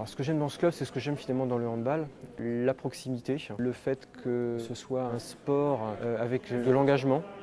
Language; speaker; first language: French; native; French